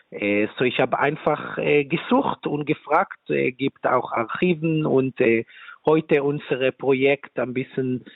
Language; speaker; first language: German; non-native, fluent; Hebrew